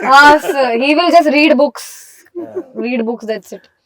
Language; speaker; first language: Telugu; non-native, fluent; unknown